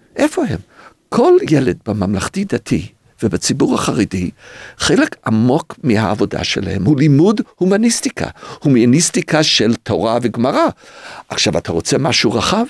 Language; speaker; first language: Hebrew; early bilingual, other home language; English